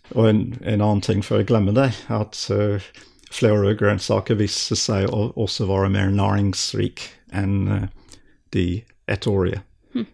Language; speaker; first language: Norwegian; non-native, fluent; English